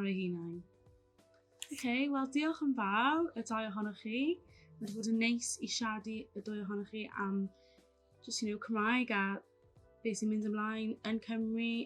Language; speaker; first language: Welsh; non-native, local second language; English